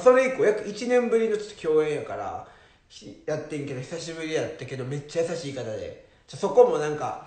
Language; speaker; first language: Japanese; native; Japanese